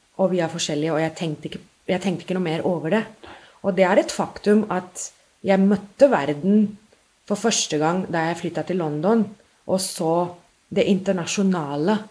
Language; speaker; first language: Norwegian; non-native, fluent; English